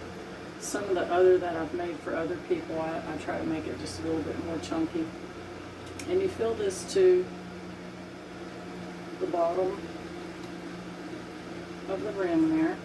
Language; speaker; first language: English; native; English